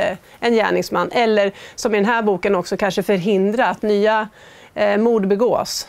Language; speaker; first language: Swedish; native; Swedish